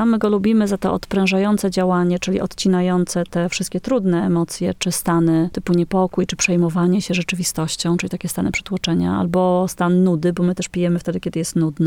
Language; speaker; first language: Polish; native; Polish